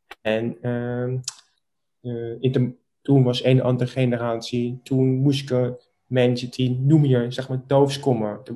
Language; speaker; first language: Dutch; non-native, local second language; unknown